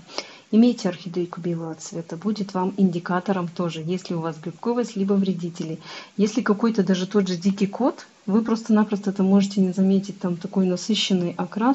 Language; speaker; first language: Russian; native; Russian